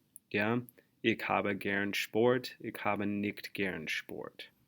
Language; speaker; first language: German; non-native, fluent; English